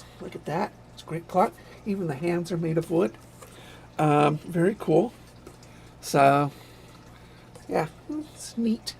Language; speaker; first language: English; native; English